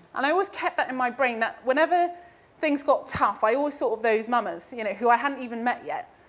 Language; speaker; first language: English; native; English